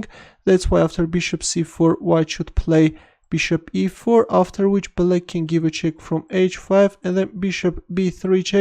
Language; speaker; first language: English; non-native, fluent; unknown